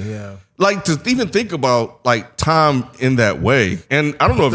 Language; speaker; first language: English; native; English